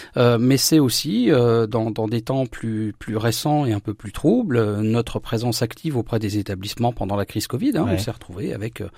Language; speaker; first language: French; native; French